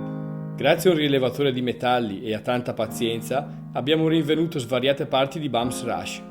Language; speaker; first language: Italian; native; Italian